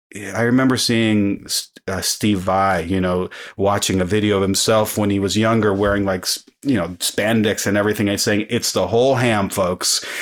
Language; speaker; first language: English; early bilingual, other home language; Spanish